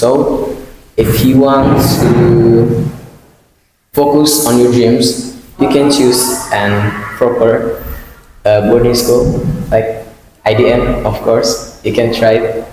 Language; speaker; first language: English; non-native, learner; Indonesian